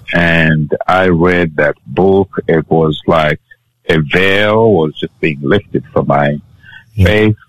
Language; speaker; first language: English; non-native, local second language; Bemba